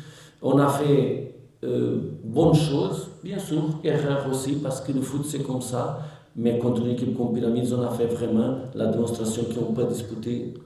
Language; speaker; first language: French; non-native, learner; Portuguese